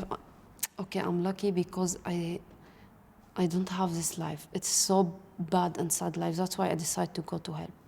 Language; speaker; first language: English; non-native, learner; Arabic